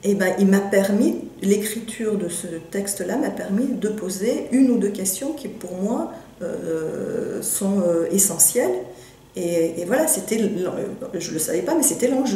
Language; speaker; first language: French; native; French